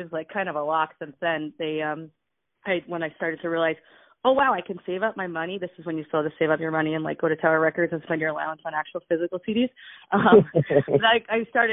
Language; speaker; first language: English; native; English